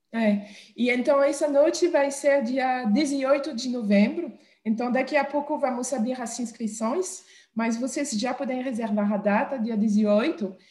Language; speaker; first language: Portuguese; non-native, fluent; French